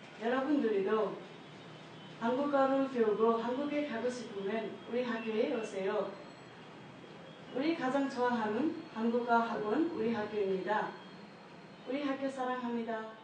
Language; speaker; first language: Korean; non-native, learner; Nepali